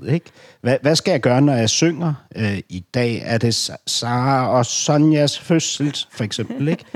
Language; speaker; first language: Danish; native; Danish